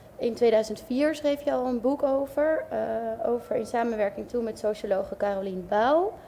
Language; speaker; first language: Dutch; native; Dutch